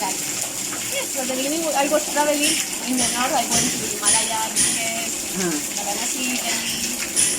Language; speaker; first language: English; non-native, learner; Spanish